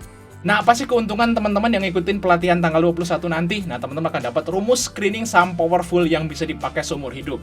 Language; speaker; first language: Indonesian; native; Indonesian